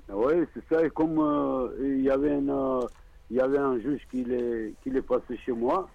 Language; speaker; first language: French; non-native, learner; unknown